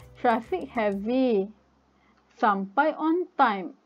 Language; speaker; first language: English; non-native, local second language; Malay